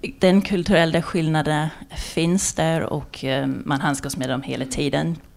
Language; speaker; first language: Swedish; non-native, fluent; English